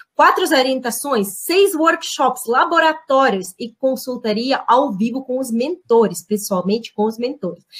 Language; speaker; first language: Portuguese; non-native, fluent; Russian